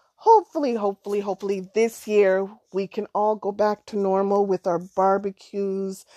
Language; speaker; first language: English; native; English